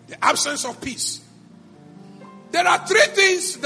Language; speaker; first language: English; non-native, local second language; Akan